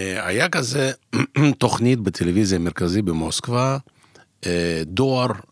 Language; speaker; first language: Hebrew; non-native, fluent; Russian